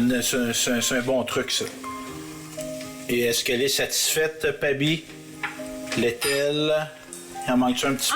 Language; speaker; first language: French; native; French